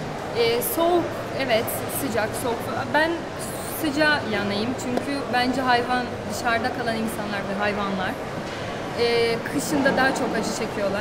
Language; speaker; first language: Turkish; non-native, fluent; Portuguese